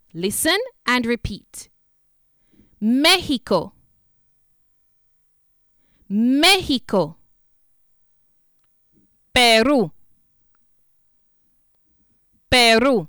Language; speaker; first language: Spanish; non-native, fluent; English